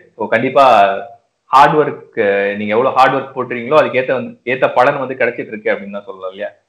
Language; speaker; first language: Tamil; native; Tamil